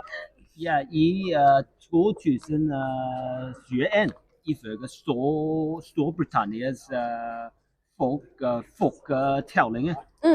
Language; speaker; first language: Norwegian; non-native, learner; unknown